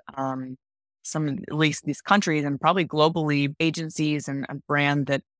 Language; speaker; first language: English; native; English